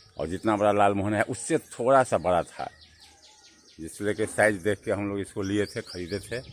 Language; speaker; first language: Hindi; non-native, local second language; Maithili